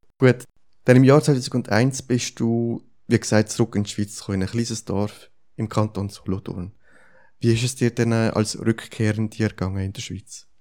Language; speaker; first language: German; native; German